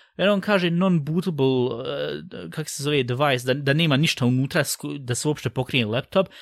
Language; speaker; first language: Bosnian; early bilingual, heritage; Bosnian